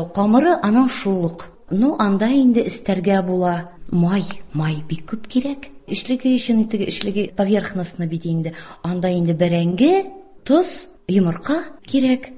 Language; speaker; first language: Tatar; non-native, local second language; Russian